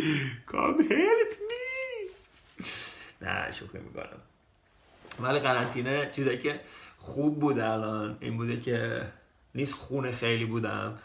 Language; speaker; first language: Persian; early bilingual, heritage; Persian